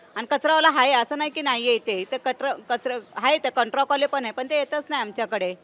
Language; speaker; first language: Marathi; native; Marathi